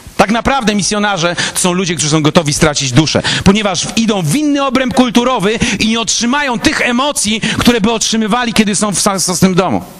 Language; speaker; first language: Polish; native; Polish